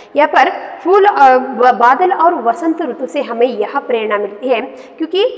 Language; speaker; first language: Hindi; non-native, local second language; Kannada